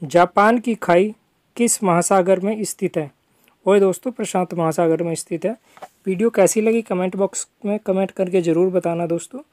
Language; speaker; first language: Hindi; native; Hindi